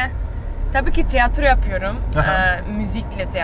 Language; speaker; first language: Turkish; early bilingual, heritage; Turkish